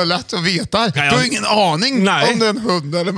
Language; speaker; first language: Swedish; native; Swedish